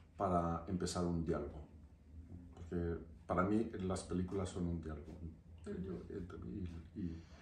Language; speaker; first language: Spanish; native; Spanish